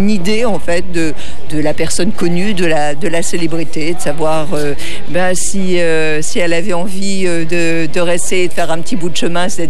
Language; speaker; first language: French; native; French